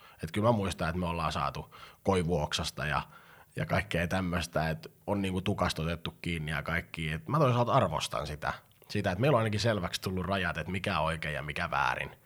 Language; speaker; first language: Finnish; native; Finnish